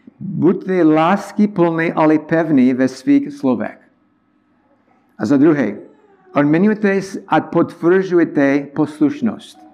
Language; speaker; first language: Czech; non-native, learner; English